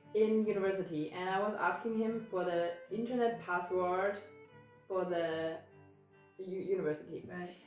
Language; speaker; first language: English; non-native, fluent; German